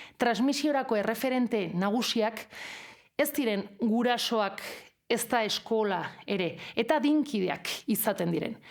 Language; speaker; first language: Basque; non-native, local second language; Spanish